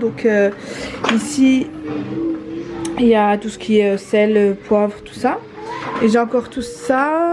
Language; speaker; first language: French; native; French